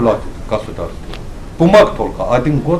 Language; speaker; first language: Russian; non-native, learner; Azerbaijani